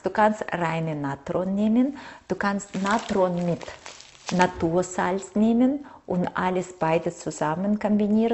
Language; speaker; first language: German; non-native, fluent; Russian